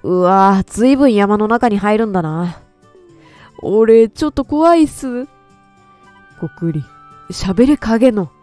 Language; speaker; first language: Japanese; native; Japanese